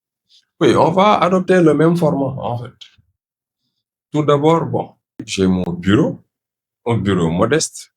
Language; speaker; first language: French; non-native, local second language; Wolof